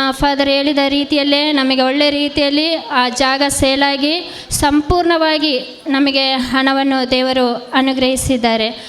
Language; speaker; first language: Kannada; non-native, local second language; Konkani